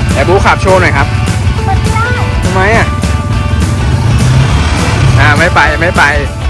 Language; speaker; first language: Thai; native; Thai